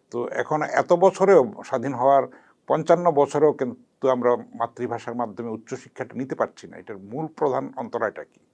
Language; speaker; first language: Bangla; native; Bangla